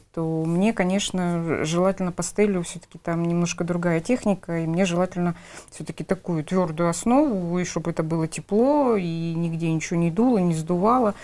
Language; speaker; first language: Russian; native; Russian